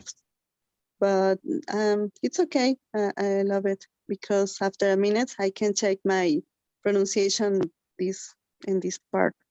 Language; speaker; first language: English; non-native, learner; Spanish